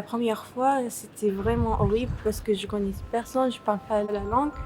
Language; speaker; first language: French; non-native, learner; Arabic